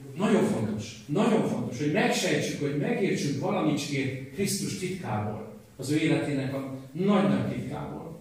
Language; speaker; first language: Hungarian; native; Hungarian